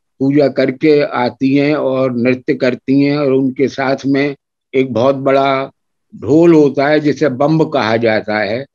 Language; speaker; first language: Hindi; native; Hindi